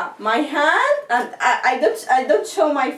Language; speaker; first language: English; non-native, learner; Arabic